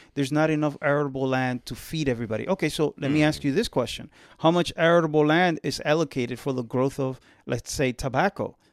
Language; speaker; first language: English; early bilingual, other home language; Spanish